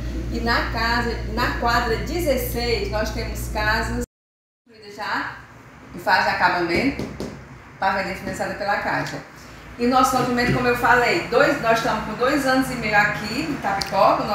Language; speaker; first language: Portuguese; native; Portuguese